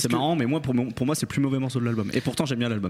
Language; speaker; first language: French; native; French